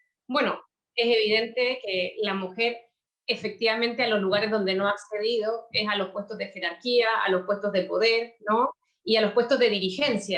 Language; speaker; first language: Spanish; native; Spanish